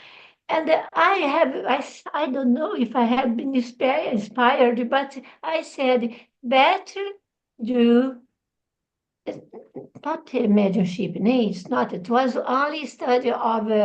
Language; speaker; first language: English; non-native, learner; Portuguese